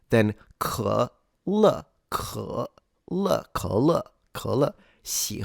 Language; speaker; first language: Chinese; non-native, fluent; Italian